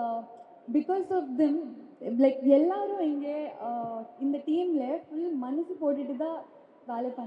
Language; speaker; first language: Tamil; non-native, learner; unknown